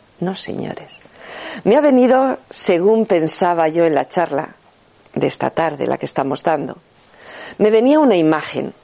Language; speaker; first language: Spanish; native; Spanish